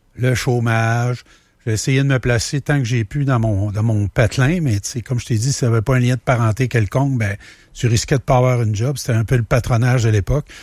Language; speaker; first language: French; native; French